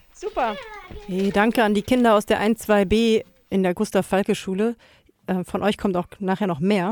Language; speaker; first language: German; native; German